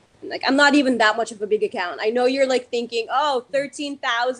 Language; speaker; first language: English; non-native, local second language; Filipino